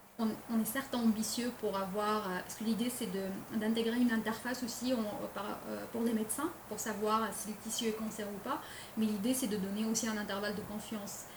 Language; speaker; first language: French; non-native, local second language; Arabic